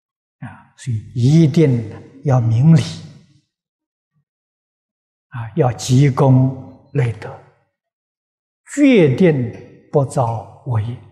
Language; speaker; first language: Chinese; native; Chinese